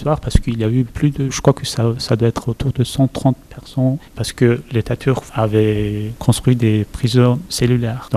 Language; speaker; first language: French; non-native, fluent; Kurdish